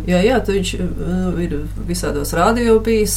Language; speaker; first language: Latvian; early bilingual, other home language; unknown